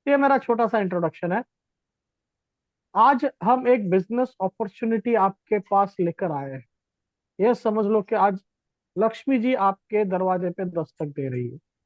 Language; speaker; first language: Hindi; native; Hindi